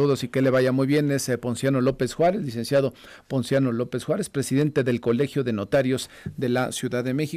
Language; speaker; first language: Spanish; native; Spanish